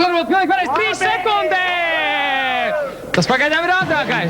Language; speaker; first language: Latvian; native; Latvian